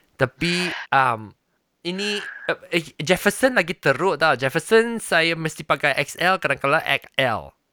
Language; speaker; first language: Malay; non-native, local second language; Min Nan Chinese